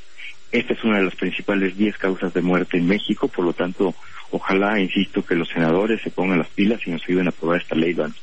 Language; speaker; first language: Spanish; native; Spanish